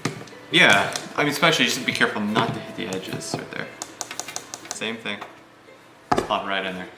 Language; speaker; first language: English; native; English